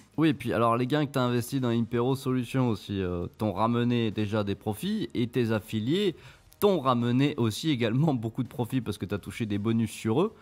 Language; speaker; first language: French; native; French